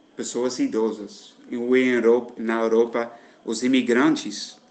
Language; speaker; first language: Portuguese; non-native, fluent; Dutch